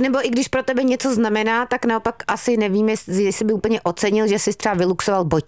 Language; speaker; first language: Czech; native; Czech